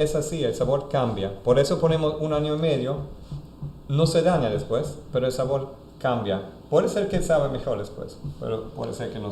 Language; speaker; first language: Spanish; non-native, fluent; German